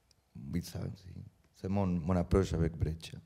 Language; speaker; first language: French; non-native, learner; Spanish